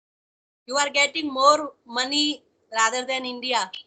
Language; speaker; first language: English; non-native, local second language; Hindi